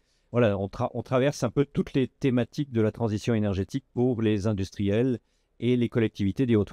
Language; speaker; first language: French; native; French